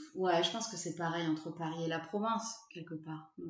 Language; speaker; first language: French; native; French